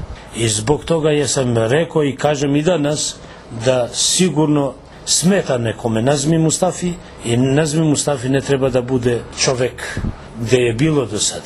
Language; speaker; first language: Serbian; non-native, local second language; Albanian